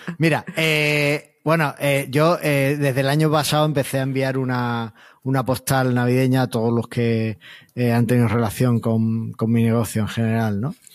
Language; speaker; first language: Spanish; native; Spanish